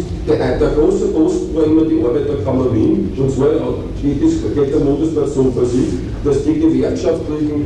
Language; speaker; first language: German; native; German